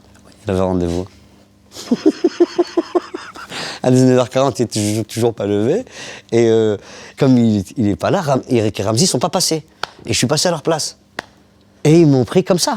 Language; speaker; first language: French; early bilingual, other home language; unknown